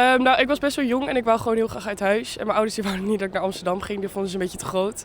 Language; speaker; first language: Dutch; native; Dutch